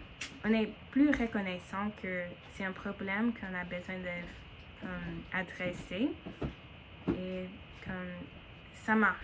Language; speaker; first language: French; non-native, learner; English